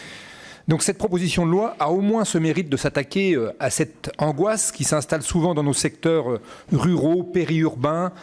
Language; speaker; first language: French; native; French